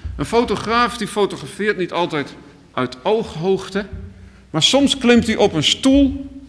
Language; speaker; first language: Dutch; native; Dutch